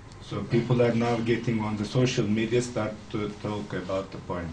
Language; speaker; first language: English; non-native, fluent; Turkish